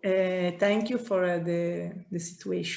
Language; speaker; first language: English; non-native, learner; Italian